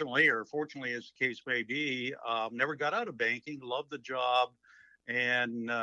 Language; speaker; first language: English; native; English